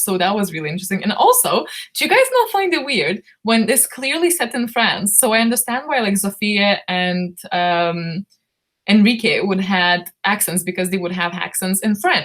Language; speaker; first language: English; non-native, fluent; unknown